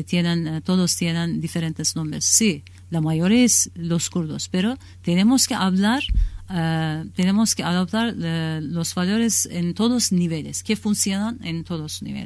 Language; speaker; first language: Spanish; non-native, learner; Kurdish